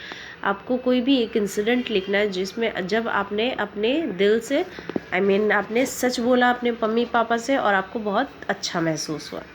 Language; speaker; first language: Hindi; native; Hindi